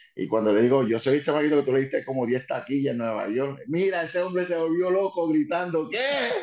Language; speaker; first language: Spanish; early bilingual, heritage; Spanish